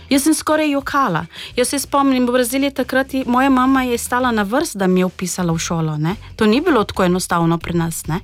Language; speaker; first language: Slovenian; non-native, fluent; Portuguese